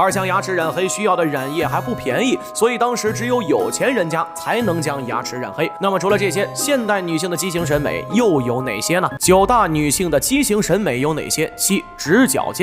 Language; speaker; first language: Chinese; native; Chinese